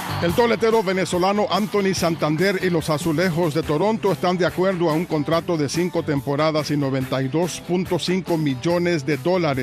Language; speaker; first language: Spanish; native; Spanish